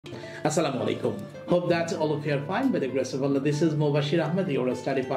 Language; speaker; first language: English; non-native, learner; Bangla